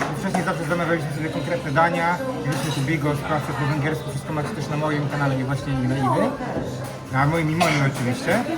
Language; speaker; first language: Polish; native; Polish